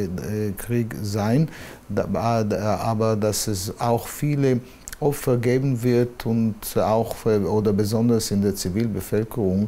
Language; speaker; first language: German; non-native, fluent; Hebrew